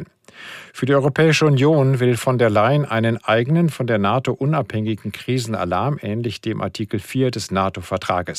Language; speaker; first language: German; native; German